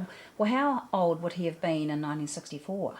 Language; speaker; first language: English; native; English